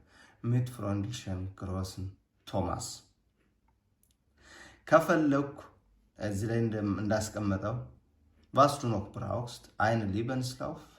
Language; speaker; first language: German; non-native, learner; Amharic